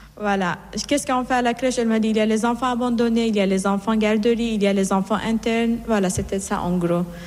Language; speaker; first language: French; non-native, fluent; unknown